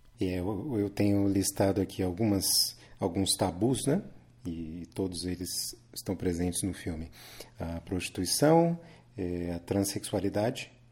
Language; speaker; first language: Portuguese; native; Portuguese